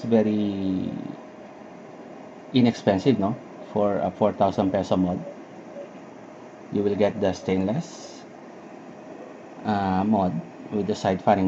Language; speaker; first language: English; non-native, local second language; Filipino